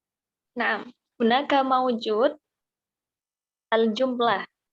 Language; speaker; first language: Arabic; non-native, learner; Indonesian